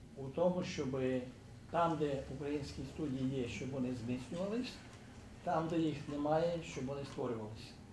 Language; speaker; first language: Ukrainian; native; Ukrainian